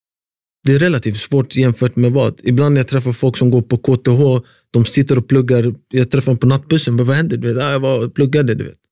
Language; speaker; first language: Swedish; early bilingual, other home language; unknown